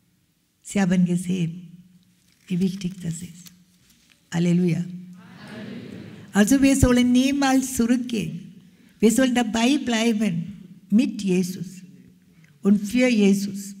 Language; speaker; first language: German; non-native, fluent; Malayalam